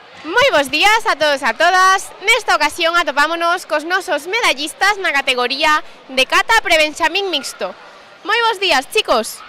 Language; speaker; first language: Galician; native; Galician